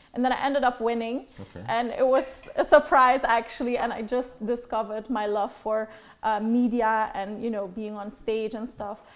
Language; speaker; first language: English; non-native, fluent; Dutch